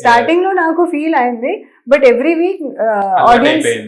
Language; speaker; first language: Telugu; non-native, local second language; Hindi